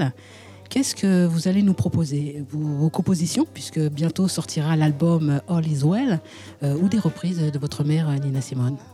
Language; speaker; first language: French; native; French